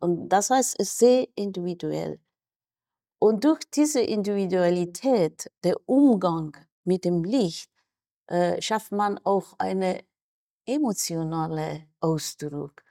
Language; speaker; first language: German; non-native, fluent; Persian